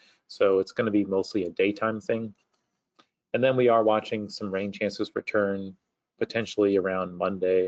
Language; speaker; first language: English; native; English